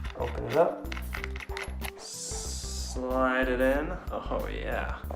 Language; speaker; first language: English; native; English